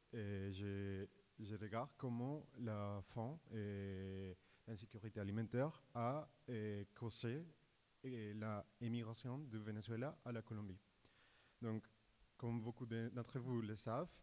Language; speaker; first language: French; non-native, fluent; Spanish